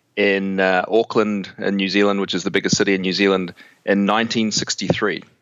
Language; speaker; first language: English; native; English